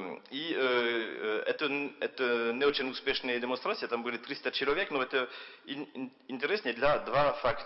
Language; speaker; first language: Russian; non-native, fluent; French